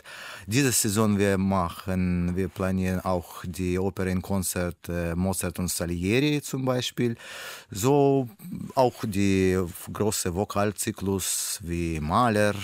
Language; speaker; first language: German; non-native, learner; Russian